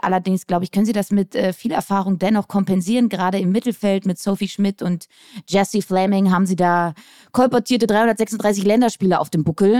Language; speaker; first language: German; native; German